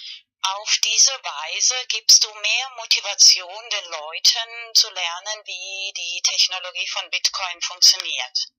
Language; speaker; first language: German; non-native, learner; Spanish